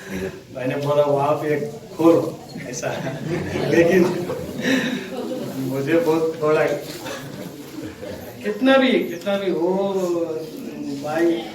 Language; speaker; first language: Hindi; non-native, local second language; Telugu